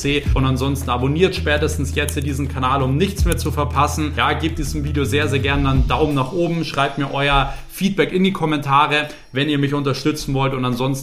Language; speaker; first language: German; native; German